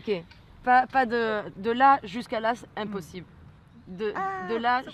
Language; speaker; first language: French; native; French